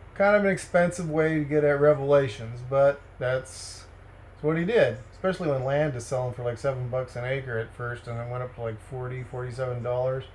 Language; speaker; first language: English; native; English